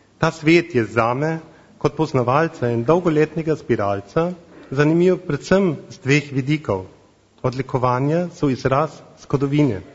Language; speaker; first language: Slovenian; non-native, fluent; German